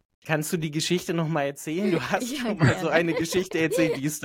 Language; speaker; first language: German; native; German